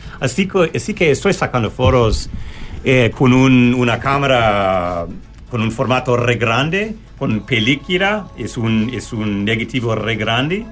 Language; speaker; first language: Spanish; non-native, learner; English